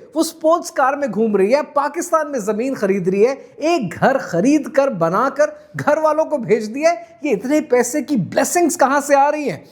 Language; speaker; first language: Urdu; non-native, local second language; Punjabi